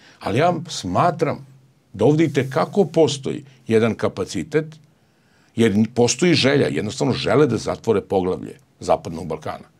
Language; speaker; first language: Serbian; native; Serbian